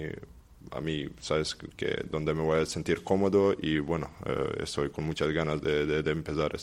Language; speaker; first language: Spanish; non-native, fluent; Serbian